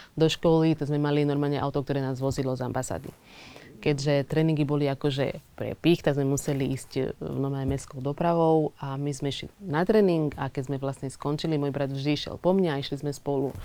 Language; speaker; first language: Slovak; early bilingual, other home language; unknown